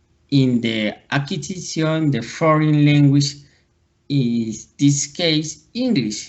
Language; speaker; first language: English; non-native, learner; Spanish